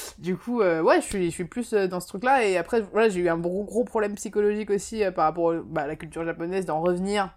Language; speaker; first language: French; early bilingual, other home language; Japanese